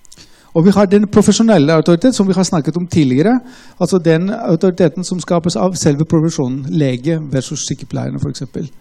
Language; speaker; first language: Norwegian; non-native, fluent; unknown